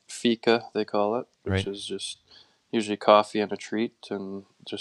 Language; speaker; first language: English; native; English